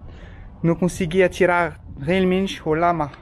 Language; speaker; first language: Portuguese; non-native, fluent; French